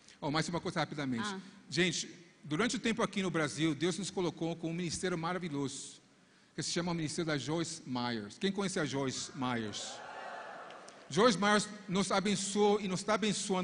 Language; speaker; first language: Portuguese; non-native, fluent; Spanish